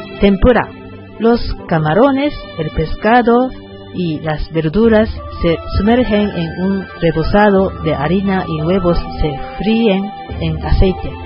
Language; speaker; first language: Spanish; non-native, learner; Japanese